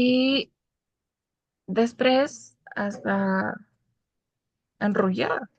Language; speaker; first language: Catalan; non-native, learner; Spanish